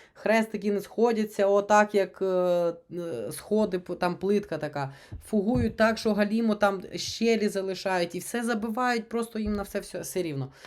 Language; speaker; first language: Ukrainian; native; Ukrainian